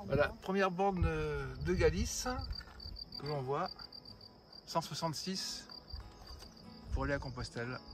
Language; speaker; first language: French; native; French